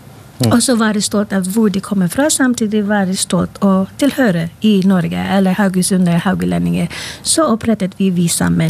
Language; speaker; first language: Norwegian; non-native, fluent; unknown